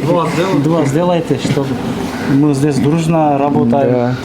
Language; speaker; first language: Russian; non-native, learner; Kyrgyz